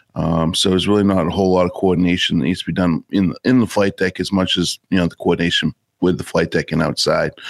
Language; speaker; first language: English; native; English